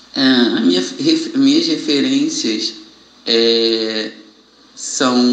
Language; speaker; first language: Portuguese; native; Portuguese